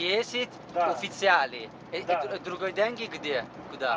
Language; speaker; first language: Russian; non-native, learner; Italian